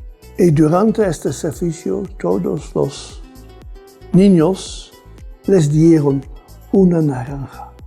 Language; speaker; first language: Spanish; non-native, fluent; Dutch